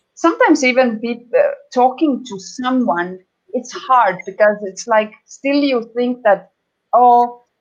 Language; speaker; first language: English; non-native, fluent; Estonian